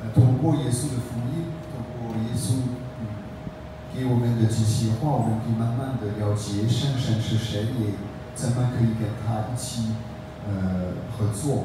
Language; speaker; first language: Chinese; non-native, fluent; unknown